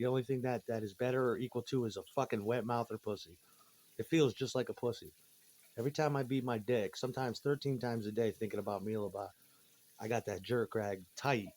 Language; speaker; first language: English; native; English